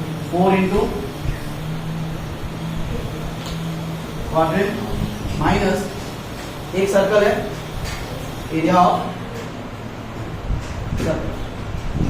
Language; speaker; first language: Hindi; native; Hindi